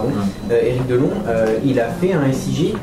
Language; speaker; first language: French; native; French